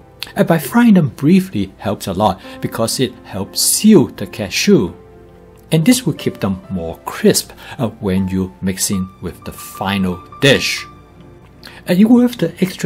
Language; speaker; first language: English; non-native, fluent; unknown